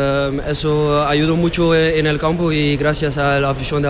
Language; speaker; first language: Spanish; non-native, learner; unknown